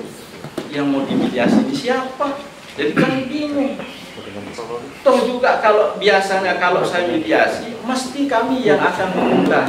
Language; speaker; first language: Indonesian; non-native, local second language; Sasak